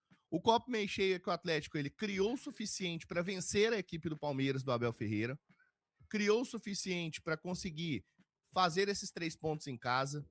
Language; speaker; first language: Portuguese; native; Portuguese